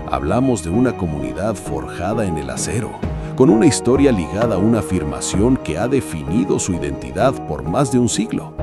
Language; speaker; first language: Spanish; native; Spanish